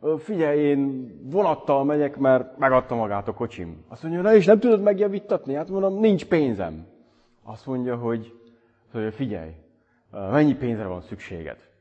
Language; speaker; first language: Hungarian; native; Hungarian